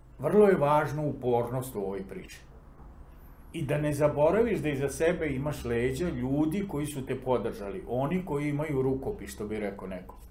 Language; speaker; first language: Serbian; non-native, local second language; Romany